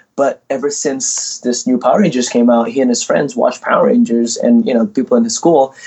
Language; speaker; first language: English; early bilingual, other home language; Indonesian